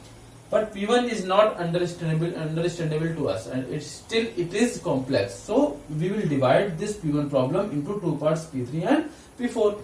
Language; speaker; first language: English; non-native, local second language; Hindi